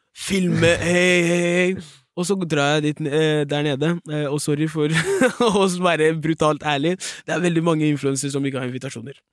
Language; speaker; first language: Norwegian; early bilingual, other home language; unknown